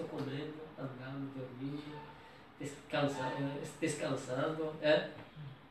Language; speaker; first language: Portuguese; non-native, learner; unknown